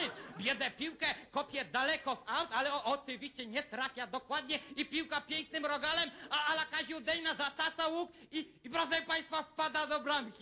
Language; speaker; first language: Polish; native; Polish